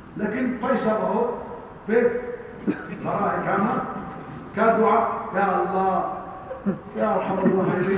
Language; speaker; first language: Urdu; non-native, learner; Arabic